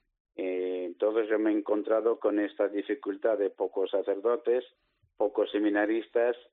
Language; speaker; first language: Spanish; native; Spanish